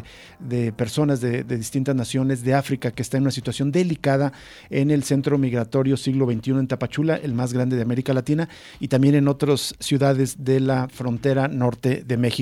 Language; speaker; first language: Spanish; native; Spanish